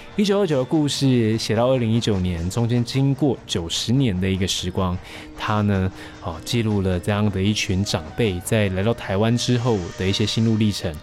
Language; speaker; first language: Chinese; non-native, local second language; Min Nan Chinese